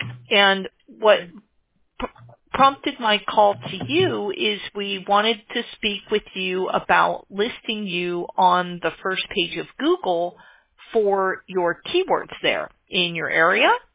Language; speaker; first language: English; native; English